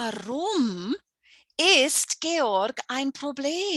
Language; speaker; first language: German; non-native, fluent; English